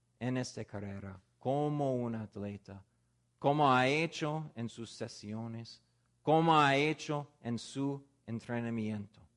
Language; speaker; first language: Spanish; non-native, fluent; English